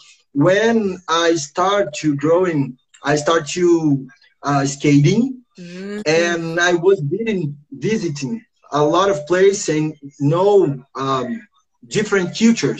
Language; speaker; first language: English; non-native, learner; Portuguese